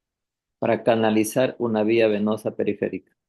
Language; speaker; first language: Spanish; native; Spanish